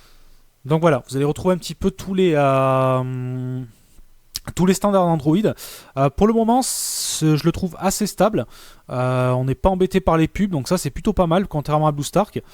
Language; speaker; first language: French; native; French